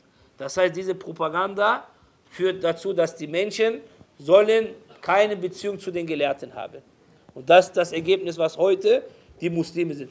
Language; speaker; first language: German; non-native, fluent; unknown